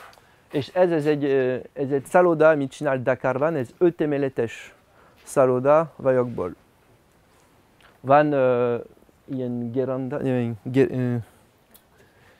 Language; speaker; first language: Hungarian; non-native, learner; French